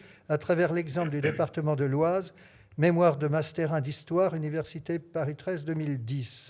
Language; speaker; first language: French; native; French